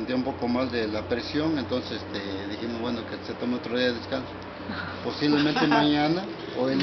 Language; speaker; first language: Spanish; native; Spanish